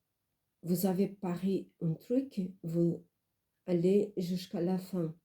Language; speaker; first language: French; non-native, fluent; Portuguese